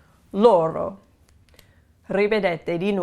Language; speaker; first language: Italian; non-native, fluent; English